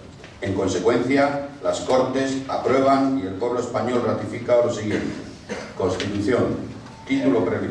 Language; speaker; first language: Spanish; native; Spanish